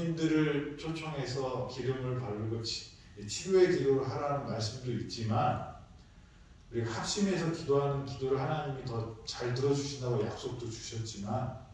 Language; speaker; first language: Korean; native; Korean